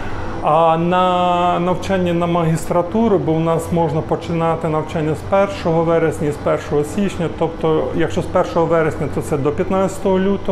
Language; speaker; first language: Ukrainian; native; Ukrainian